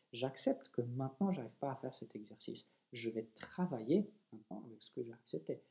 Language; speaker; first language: French; non-native, fluent; Polish